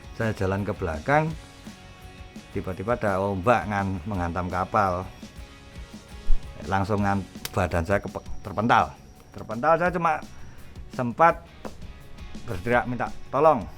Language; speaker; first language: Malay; non-native, local second language; Javanese